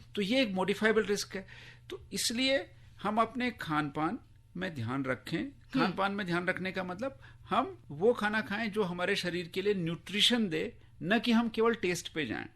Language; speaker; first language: Hindi; native; Hindi